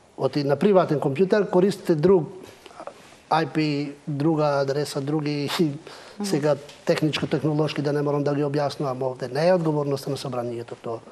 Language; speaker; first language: Macedonian; non-native, local second language; Albanian